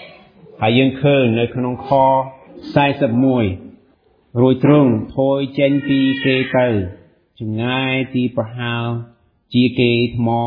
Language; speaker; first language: Khmer; non-native, fluent; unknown